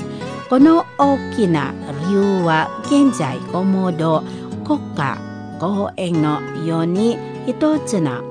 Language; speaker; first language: Japanese; non-native, fluent; Indonesian